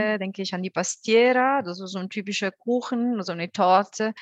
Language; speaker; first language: German; non-native, fluent; Italian